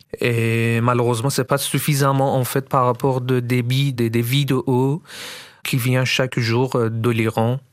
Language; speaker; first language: French; non-native, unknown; Persian